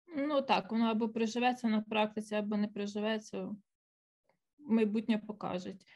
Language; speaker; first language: Ukrainian; native; Ukrainian